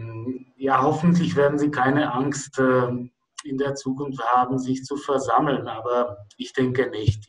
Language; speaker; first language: German; non-native, fluent; Czech